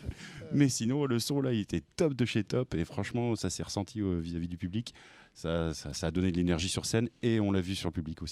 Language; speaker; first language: French; native; French